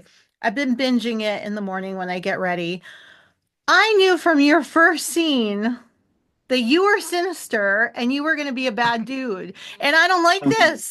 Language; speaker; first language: English; native; English